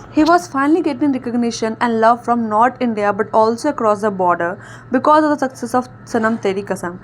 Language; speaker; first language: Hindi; native; Hindi